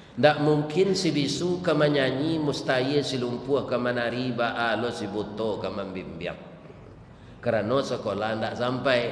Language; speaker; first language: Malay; non-native, local second language; Minangkabau